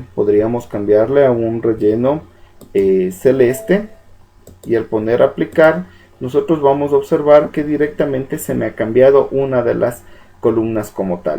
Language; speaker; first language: Spanish; native; Spanish